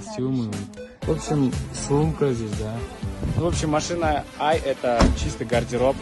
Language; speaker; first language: Russian; non-native, local second language; Kazakh